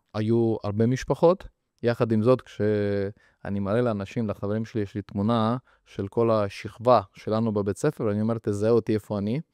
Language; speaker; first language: Hebrew; early bilingual, other home language; Russian